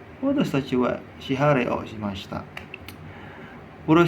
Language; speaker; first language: Japanese; non-native, learner; Indonesian